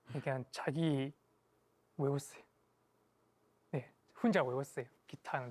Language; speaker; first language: Korean; non-native, fluent; Chinese